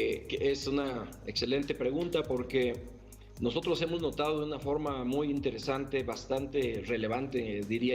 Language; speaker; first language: Spanish; native; Spanish